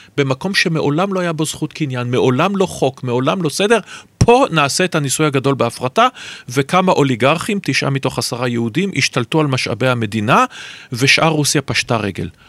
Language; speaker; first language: Hebrew; native; Hebrew